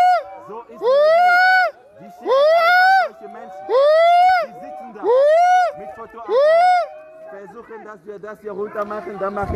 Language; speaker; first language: German; non-native, fluent; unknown